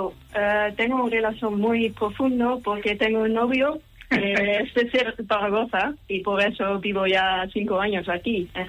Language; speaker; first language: Spanish; non-native, learner; Dutch